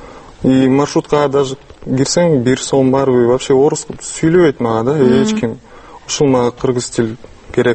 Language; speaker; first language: Kyrgyz; non-native, local second language; Russian